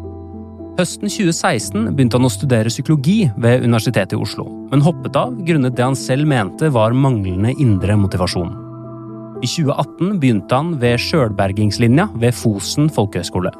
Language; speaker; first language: Norwegian; native; Norwegian